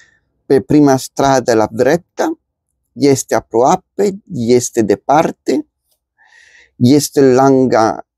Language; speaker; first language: Romanian; non-native, learner; Spanish